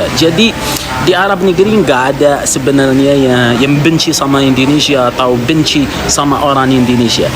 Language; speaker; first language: Indonesian; non-native, fluent; Arabic